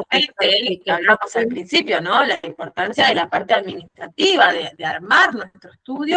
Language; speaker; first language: Spanish; native; Spanish